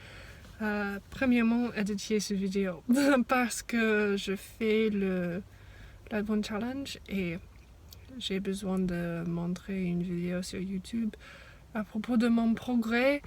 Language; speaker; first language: French; non-native, fluent; English